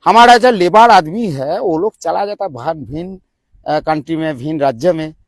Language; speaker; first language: Hindi; non-native, local second language; Bangla